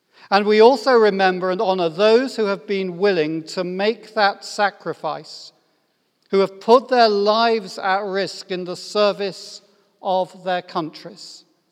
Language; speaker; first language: English; native; English